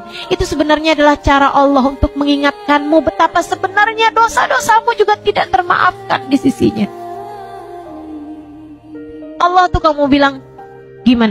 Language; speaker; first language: Indonesian; native; Indonesian